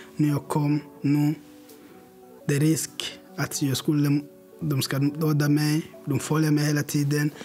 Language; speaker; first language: Swedish; non-native, learner; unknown